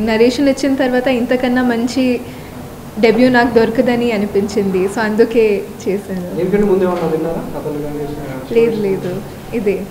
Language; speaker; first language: Telugu; non-native, fluent; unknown